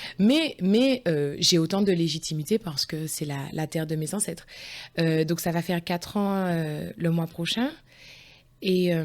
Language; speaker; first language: French; early bilingual, other home language; Guadeloupean Creole French